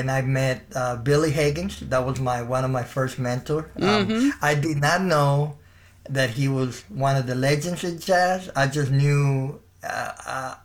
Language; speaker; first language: English; non-native, fluent; Spanish